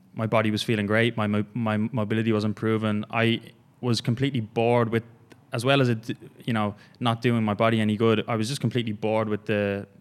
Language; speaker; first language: English; native; English